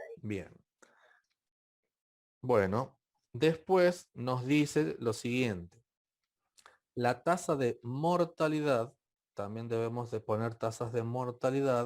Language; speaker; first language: Spanish; native; Spanish